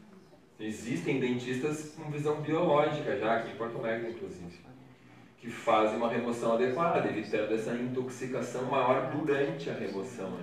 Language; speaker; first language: Portuguese; native; Portuguese